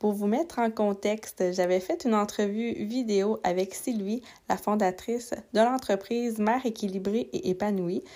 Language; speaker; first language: French; native; French